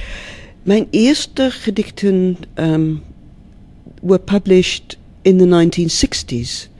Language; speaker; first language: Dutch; non-native, learner; English